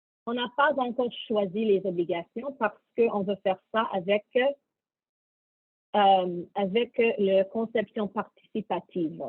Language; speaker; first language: French; non-native, learner; English